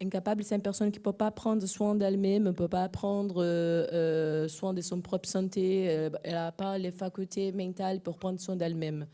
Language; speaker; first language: French; non-native, fluent; Portuguese